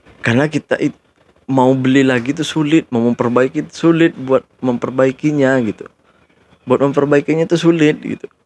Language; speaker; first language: Indonesian; native; Indonesian